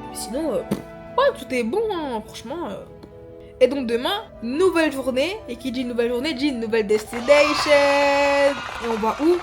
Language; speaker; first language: French; native; French